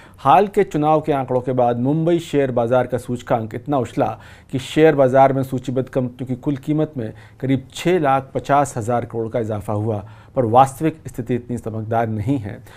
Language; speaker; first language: Hindi; native; Hindi